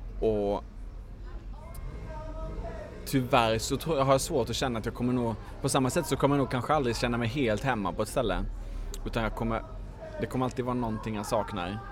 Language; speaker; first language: Swedish; native; Swedish